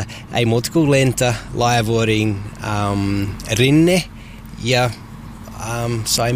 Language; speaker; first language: Finnish; non-native, learner; English